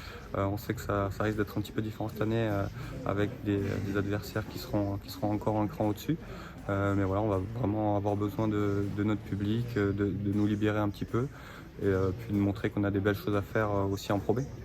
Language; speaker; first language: French; native; French